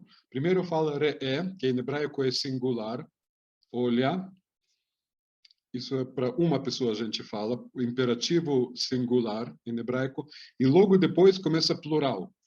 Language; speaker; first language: Portuguese; non-native, fluent; Hebrew